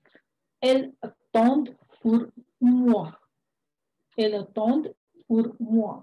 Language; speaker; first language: French; non-native, fluent; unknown